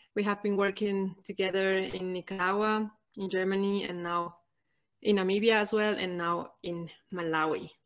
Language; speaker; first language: English; non-native, fluent; Spanish